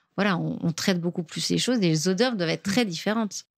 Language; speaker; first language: French; native; French